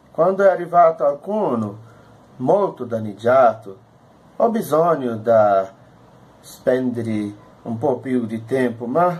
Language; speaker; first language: Italian; non-native, learner; Portuguese